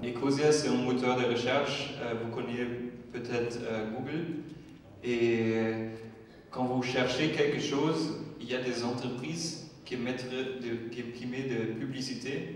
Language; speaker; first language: French; non-native, fluent; German